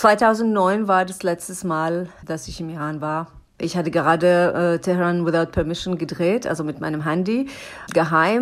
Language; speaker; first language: German; non-native, learner; Persian